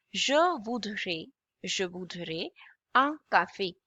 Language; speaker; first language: French; non-native, fluent; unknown